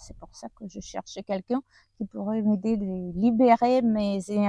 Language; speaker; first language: French; non-native, learner; Russian